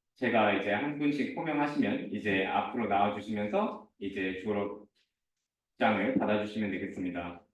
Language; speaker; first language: Korean; early bilingual, heritage; Korean